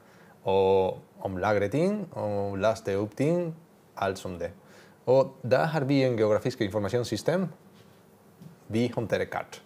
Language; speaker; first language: Norwegian; non-native, learner; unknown